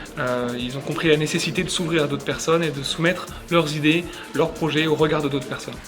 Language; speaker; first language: French; native; French